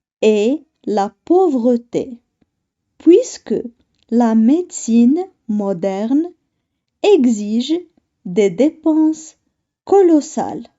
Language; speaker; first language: French; non-native, local second language; Arabic